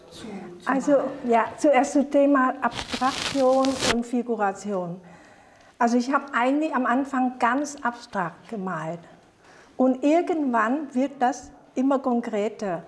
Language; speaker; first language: German; non-native, fluent; Vietnamese